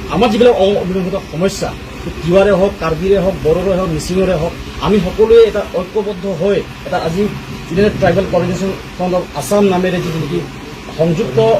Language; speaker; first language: Assamese; non-native, local second language; Karbi